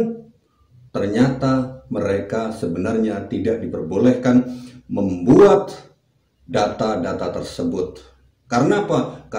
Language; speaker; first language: Indonesian; native; Indonesian